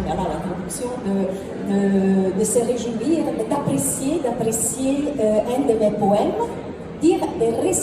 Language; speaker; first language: French; non-native, fluent; Italian